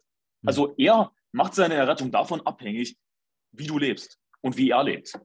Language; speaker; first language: German; native; German